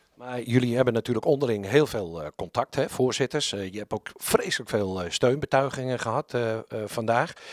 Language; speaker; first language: Dutch; native; Dutch